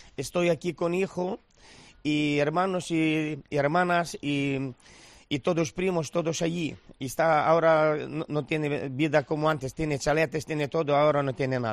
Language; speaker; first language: Spanish; non-native, learner; Ukrainian